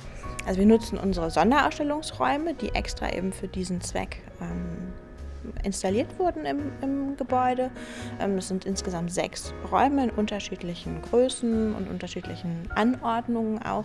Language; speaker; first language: German; native; German